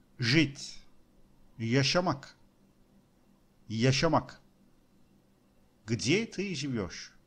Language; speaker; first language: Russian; non-native, learner; Turkish